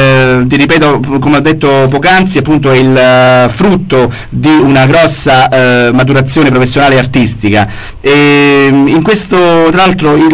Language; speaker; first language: Italian; native; Italian